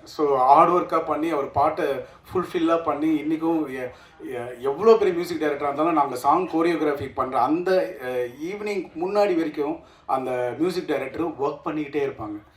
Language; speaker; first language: Tamil; native; Tamil